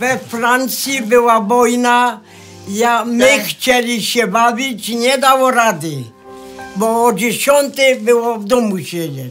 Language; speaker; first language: Polish; early bilingual, heritage; Polish